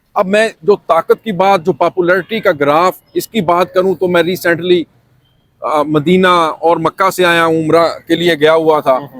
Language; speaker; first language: Urdu; non-native, local second language; Punjabi